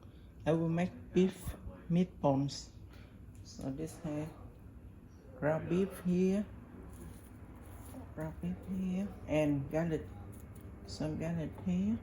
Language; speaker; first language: English; non-native, learner; Vietnamese